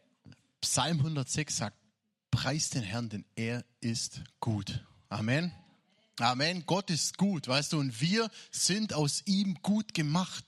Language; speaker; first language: German; native; German